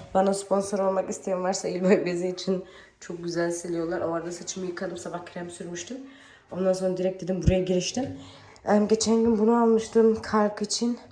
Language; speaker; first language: Turkish; early bilingual, heritage; Turkish